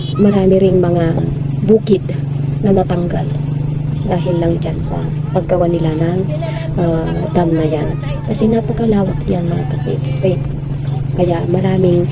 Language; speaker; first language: Filipino; non-native, local second language; Iloko